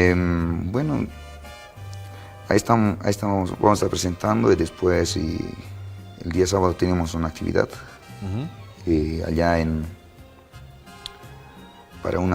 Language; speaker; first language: Spanish; non-native, local second language; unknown